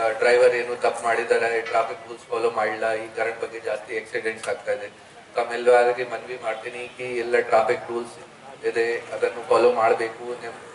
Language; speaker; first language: Kannada; non-native, learner; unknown